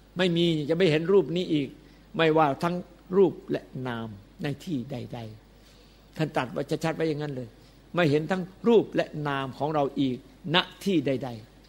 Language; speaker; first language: Thai; native; Thai